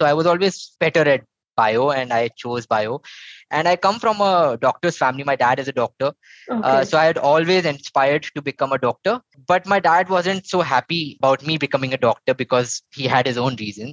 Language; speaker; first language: English; non-native, local second language; Hindi